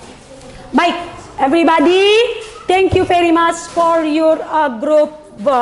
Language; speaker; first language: English; non-native, learner; Indonesian